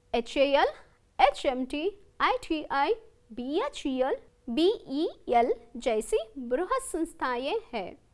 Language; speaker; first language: Hindi; non-native, local second language; Kannada